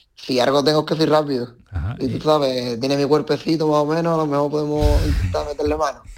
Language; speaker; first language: Spanish; native; Spanish